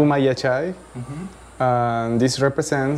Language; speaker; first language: English; non-native, learner; Spanish